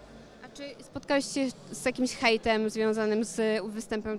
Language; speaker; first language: Polish; native; Polish